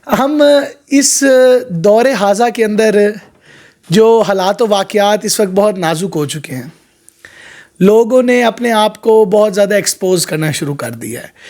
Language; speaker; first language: Urdu; non-native, local second language; Punjabi